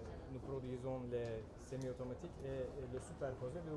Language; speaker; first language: French; non-native, fluent; Turkish